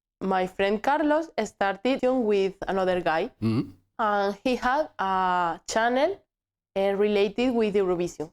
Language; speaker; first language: English; non-native, learner; Spanish